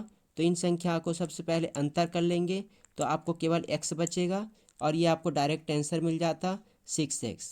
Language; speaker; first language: Hindi; native; Hindi